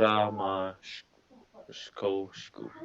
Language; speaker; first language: Czech; non-native, learner; English